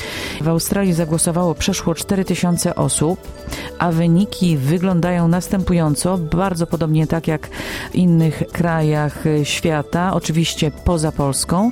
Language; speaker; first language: Polish; native; Polish